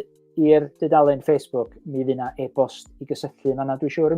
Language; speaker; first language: Welsh; native; Welsh